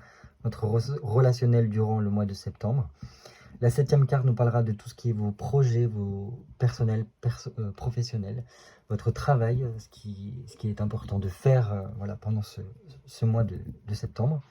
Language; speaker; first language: French; native; French